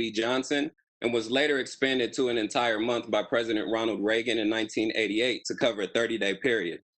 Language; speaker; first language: English; native; English